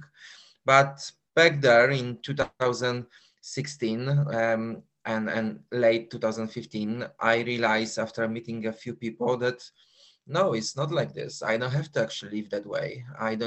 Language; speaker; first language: English; non-native, fluent; Polish